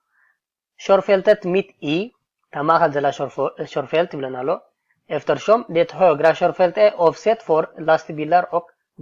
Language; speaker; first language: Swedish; non-native, fluent; Tigrinya